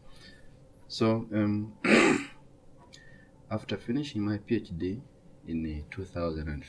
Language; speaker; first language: English; non-native, local second language; Ganda